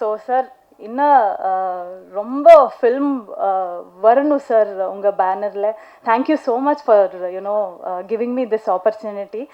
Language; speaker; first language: Tamil; non-native, learner; Kannada